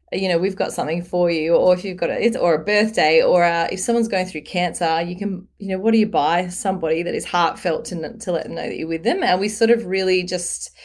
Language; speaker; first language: English; native; English